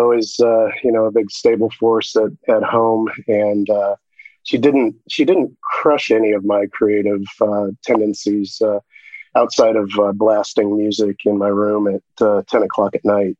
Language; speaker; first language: English; native; English